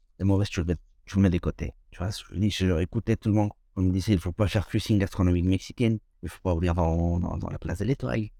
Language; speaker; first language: French; non-native, fluent; Spanish